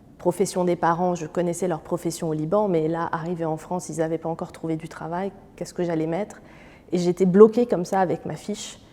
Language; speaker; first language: French; early bilingual, other home language; Arabic